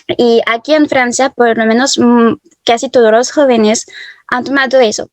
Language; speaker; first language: Spanish; early bilingual, heritage; Spanish